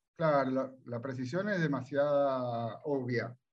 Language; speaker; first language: Spanish; native; Spanish